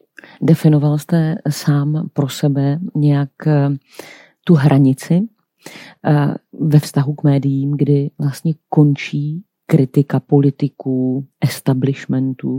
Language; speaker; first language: Czech; native; Czech